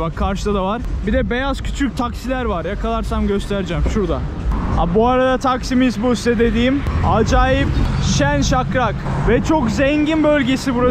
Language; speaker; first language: Turkish; native; Turkish